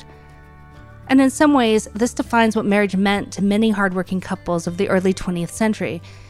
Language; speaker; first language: English; native; English